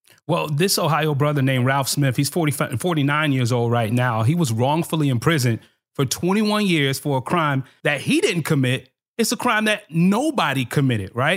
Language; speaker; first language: English; native; English